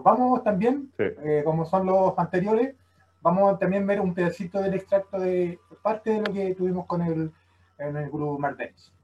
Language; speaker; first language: Spanish; native; Spanish